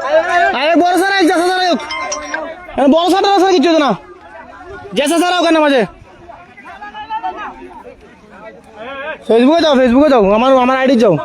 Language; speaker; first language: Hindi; non-native, learner; Bangla